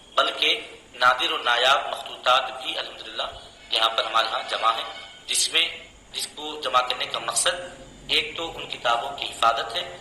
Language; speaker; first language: Urdu; native; Urdu